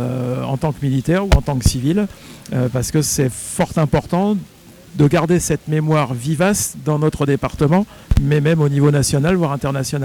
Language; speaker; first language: French; native; French